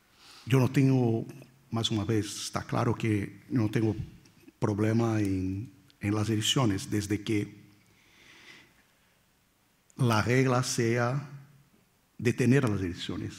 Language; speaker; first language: Spanish; non-native, fluent; Portuguese